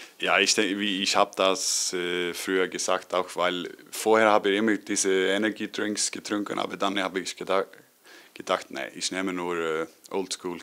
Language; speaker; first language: German; non-native, learner; Icelandic